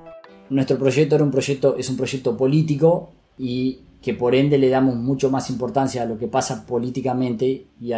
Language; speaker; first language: Spanish; native; Spanish